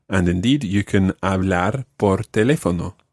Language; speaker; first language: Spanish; non-native, fluent; English